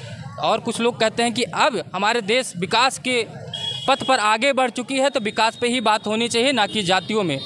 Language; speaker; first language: Hindi; native; Hindi